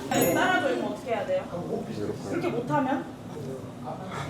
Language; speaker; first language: Korean; native; Korean